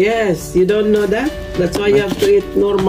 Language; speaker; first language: English; non-native, local second language; Filipino